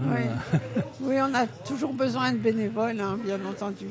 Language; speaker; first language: French; native; French